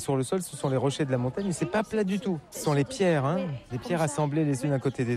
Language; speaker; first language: French; native; French